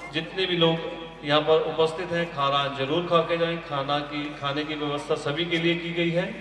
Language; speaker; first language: Hindi; non-native, local second language; Punjabi